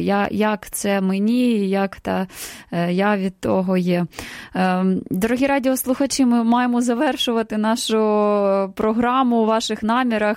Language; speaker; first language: Ukrainian; native; Ukrainian